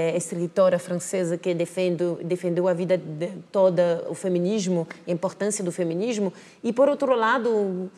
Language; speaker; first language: Portuguese; non-native, fluent; French